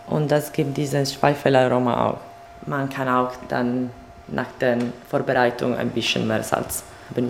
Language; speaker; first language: German; non-native, learner; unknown